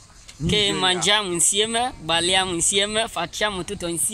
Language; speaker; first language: Italian; non-native, learner; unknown